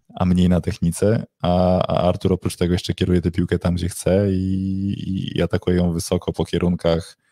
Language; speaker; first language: Polish; native; Polish